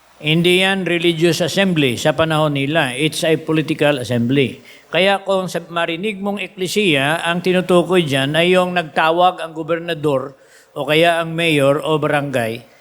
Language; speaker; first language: Filipino; non-native, local second language; Hiligaynon